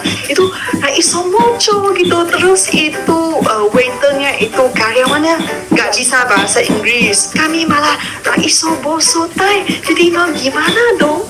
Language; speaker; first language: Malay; non-native, local second language; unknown